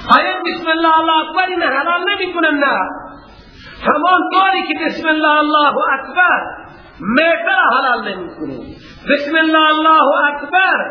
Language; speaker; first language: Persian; non-native, local second language; Baluchi